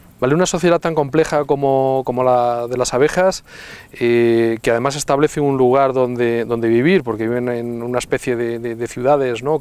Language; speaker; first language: Spanish; native; Spanish